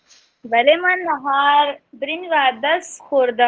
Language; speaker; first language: Persian; non-native, learner; Urdu